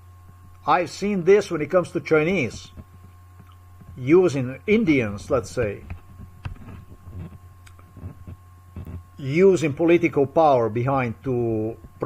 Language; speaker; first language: English; non-native, fluent; Slovenian